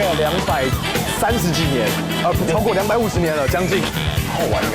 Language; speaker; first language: Chinese; native; Chinese